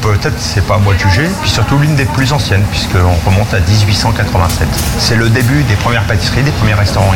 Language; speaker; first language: French; native; French